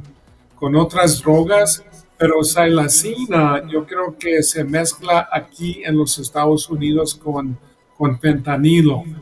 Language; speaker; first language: Spanish; early bilingual, heritage; Spanish